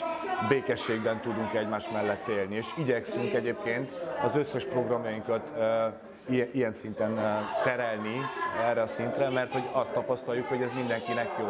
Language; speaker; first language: Hungarian; native; Hungarian